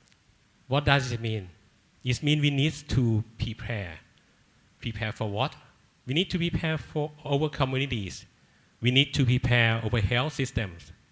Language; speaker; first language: English; non-native, learner; Thai